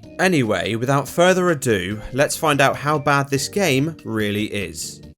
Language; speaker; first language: English; native; English